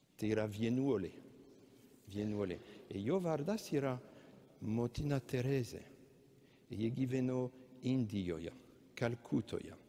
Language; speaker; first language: Lithuanian; non-native, fluent; French